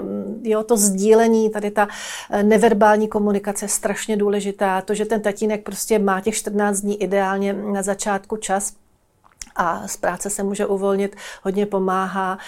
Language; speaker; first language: Czech; native; Czech